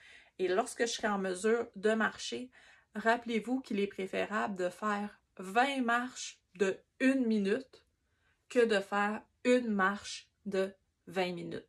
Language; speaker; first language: French; native; French